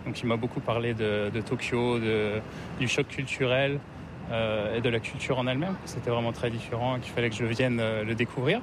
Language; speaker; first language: French; native; French